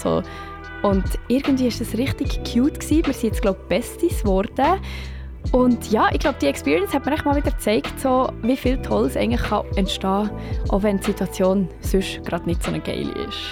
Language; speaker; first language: German; native; German